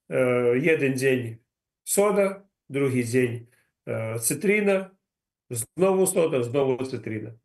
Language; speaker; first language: Polish; non-native, learner; Ukrainian